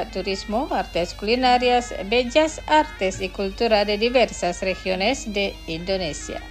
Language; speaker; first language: Spanish; non-native, fluent; Indonesian